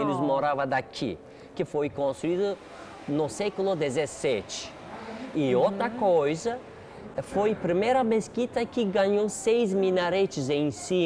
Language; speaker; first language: Portuguese; non-native, learner; Turkish